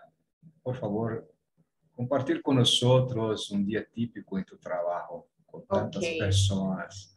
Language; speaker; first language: Spanish; non-native, learner; Portuguese